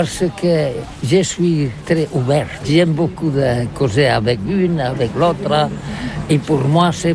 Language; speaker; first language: French; non-native, learner; Catalan